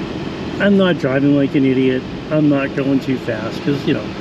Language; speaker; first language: English; native; English